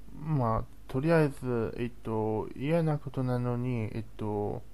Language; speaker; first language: Japanese; non-native, learner; Chinese